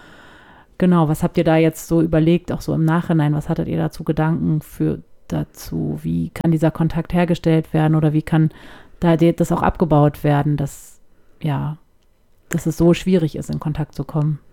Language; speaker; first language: German; native; German